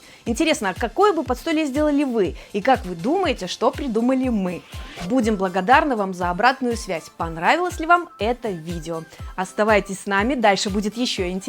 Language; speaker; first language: Russian; native; Russian